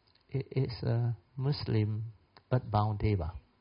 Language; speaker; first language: English; non-native, local second language; Min Nan Chinese